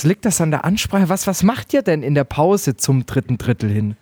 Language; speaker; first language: German; native; German